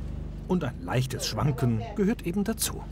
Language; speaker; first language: German; native; German